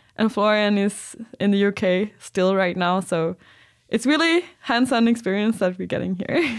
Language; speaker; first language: English; non-native, fluent; Danish